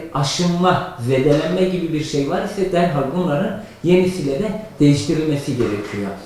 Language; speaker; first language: Turkish; native; Turkish